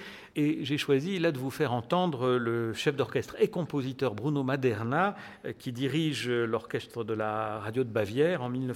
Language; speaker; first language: French; native; French